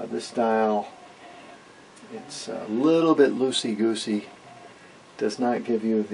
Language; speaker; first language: English; native; English